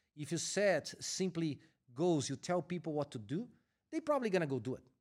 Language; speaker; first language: English; non-native, fluent; Portuguese